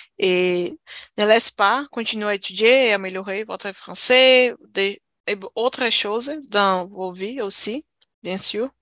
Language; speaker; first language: French; non-native, learner; Portuguese